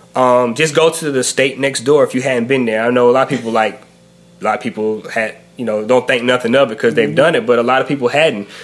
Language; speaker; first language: English; native; English